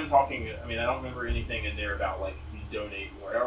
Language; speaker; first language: English; native; English